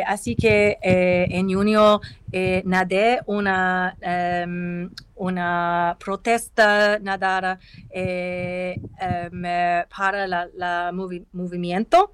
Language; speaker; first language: Spanish; non-native, learner; English